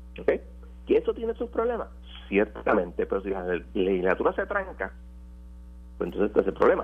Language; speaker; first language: Spanish; native; Spanish